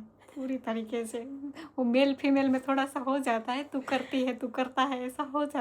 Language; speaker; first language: Hindi; non-native, local second language; Gujarati